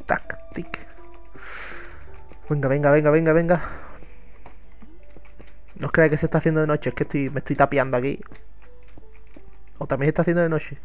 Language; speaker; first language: Spanish; native; Spanish